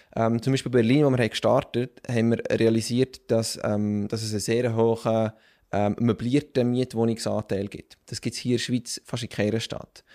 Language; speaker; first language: German; native; German